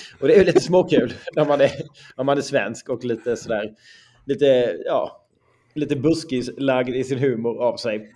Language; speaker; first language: Swedish; native; Swedish